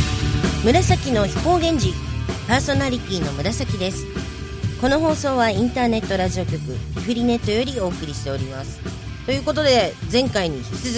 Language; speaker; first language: Japanese; native; Japanese